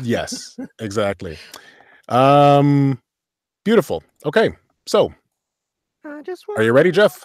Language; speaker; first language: English; native; English